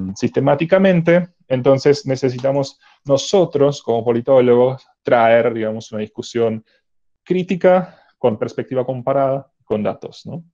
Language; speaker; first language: Spanish; non-native, fluent; Czech